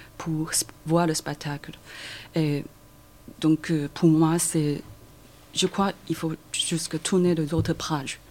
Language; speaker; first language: French; non-native, learner; Chinese